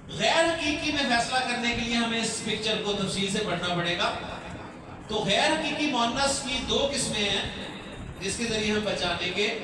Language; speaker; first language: Urdu; non-native, local second language; Punjabi